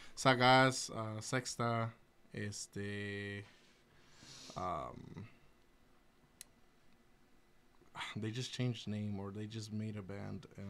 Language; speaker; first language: English; early bilingual, other home language; Spanish